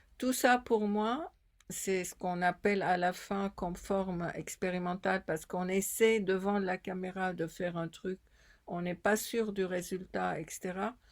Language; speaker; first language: French; non-native, fluent; Arabic